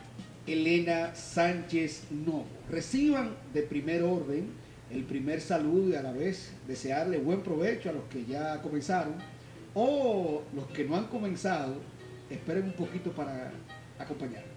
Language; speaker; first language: Spanish; native; Spanish